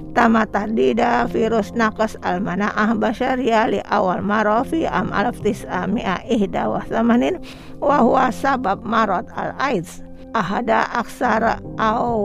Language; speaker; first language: Arabic; non-native, fluent; Indonesian